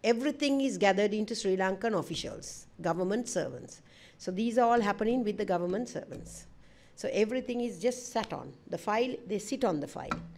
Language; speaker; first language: English; non-native, local second language; Sinhala